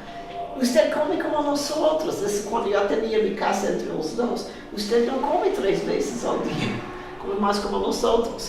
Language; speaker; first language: Spanish; non-native, fluent; English